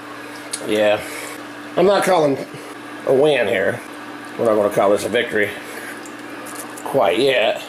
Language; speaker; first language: English; native; English